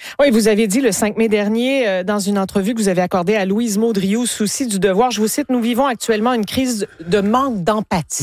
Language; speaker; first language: French; native; French